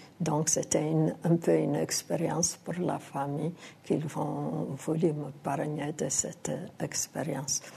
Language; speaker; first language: French; non-native, local second language; Arabic